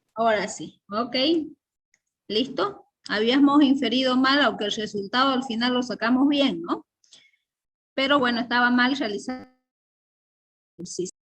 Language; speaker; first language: Spanish; native; Spanish